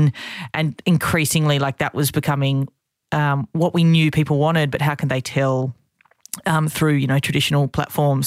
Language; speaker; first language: English; native; English